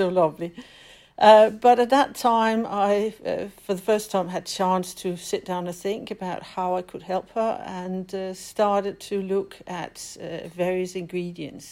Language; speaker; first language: English; non-native, fluent; Danish